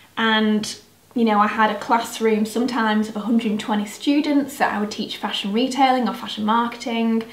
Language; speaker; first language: English; native; English